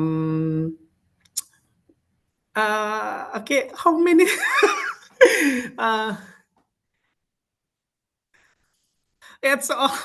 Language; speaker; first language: English; non-native, learner; Indonesian